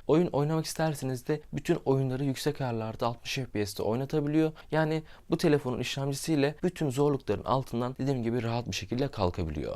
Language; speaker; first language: Turkish; native; Turkish